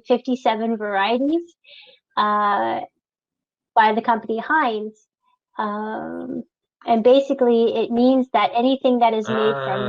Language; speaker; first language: English; non-native, local second language; French